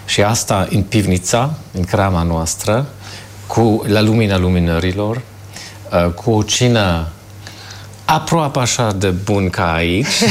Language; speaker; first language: Romanian; non-native, fluent; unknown